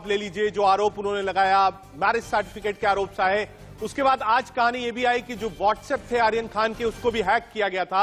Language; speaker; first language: Hindi; native; Hindi